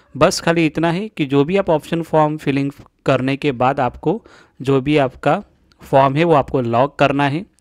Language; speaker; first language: Hindi; non-native, local second language; Marathi